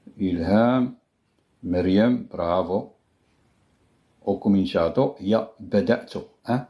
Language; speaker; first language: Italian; non-native, fluent; Arabic